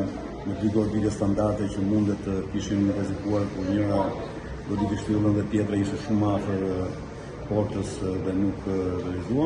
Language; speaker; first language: Albanian; native; Albanian